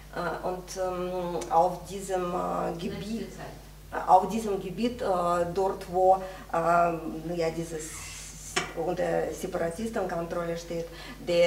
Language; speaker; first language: German; non-native, fluent; Russian